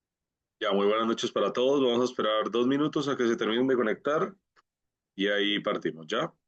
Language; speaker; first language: Spanish; native; Spanish